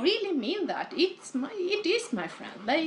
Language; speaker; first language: English; non-native, fluent; Swedish